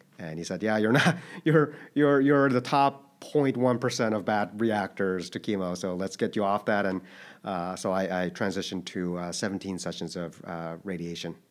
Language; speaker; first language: English; early bilingual, other home language; Korean